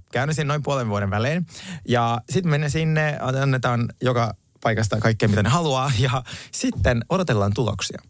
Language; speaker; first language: Finnish; native; Finnish